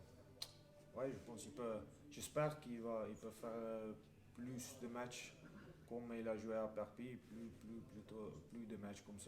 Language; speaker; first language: French; non-native, fluent; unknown